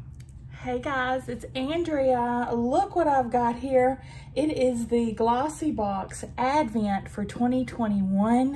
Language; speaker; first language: English; native; English